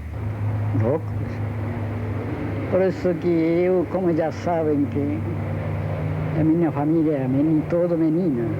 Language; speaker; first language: Portuguese; non-native, learner; Japanese